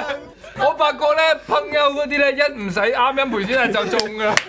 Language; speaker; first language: Cantonese; native; Cantonese